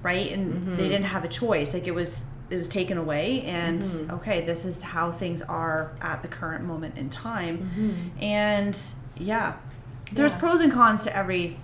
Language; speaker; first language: English; native; English